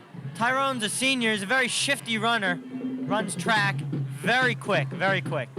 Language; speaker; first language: English; native; English